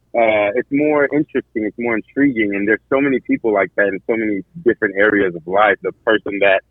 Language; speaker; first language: English; native; English